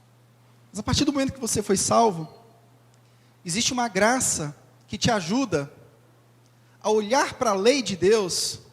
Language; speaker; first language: Portuguese; native; Portuguese